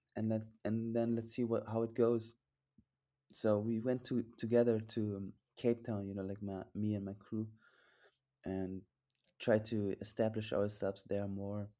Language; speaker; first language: English; non-native, fluent; German